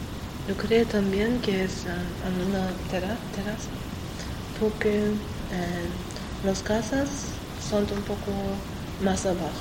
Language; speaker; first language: Spanish; non-native, learner; French